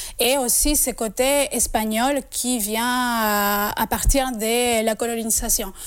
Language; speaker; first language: French; non-native, fluent; Spanish